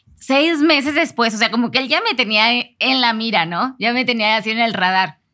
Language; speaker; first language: Spanish; native; Spanish